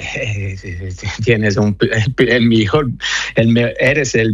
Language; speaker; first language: Spanish; non-native, fluent; Italian